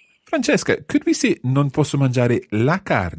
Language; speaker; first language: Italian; non-native, fluent; English